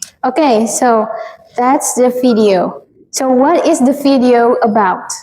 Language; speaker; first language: English; non-native, fluent; Indonesian